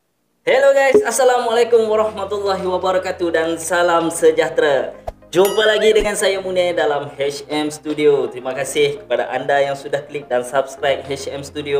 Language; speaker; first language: Malay; native; Malay